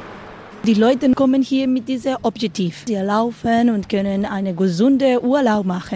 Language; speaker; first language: German; non-native, learner; Spanish